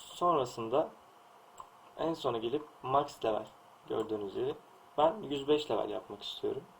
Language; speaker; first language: Turkish; native; Turkish